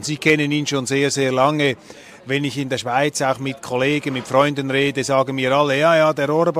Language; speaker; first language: German; native; German